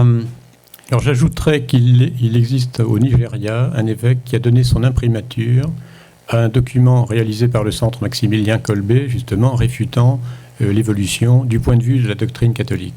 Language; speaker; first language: French; native; French